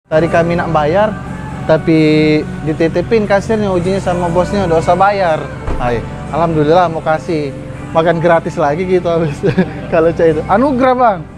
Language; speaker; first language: Indonesian; native; Indonesian